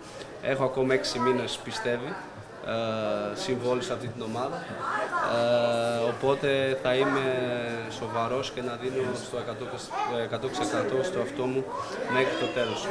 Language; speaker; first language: Greek; non-native, fluent; Portuguese